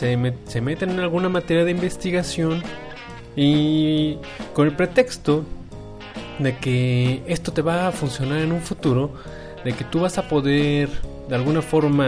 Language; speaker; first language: Spanish; native; Spanish